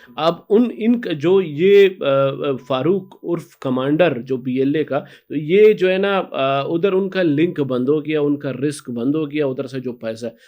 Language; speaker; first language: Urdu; non-native, local second language; Baluchi